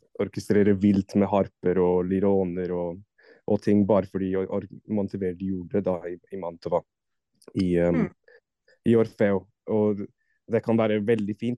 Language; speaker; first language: Norwegian; non-native, fluent; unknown